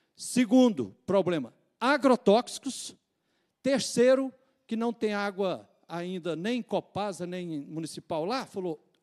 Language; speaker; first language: Portuguese; native; Portuguese